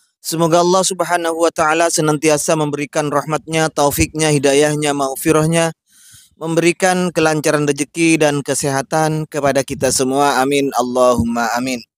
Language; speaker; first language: Indonesian; non-native, local second language; Madurese